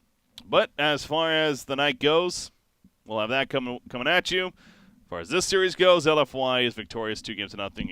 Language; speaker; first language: English; native; English